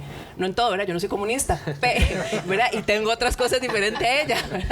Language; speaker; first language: Spanish; native; Spanish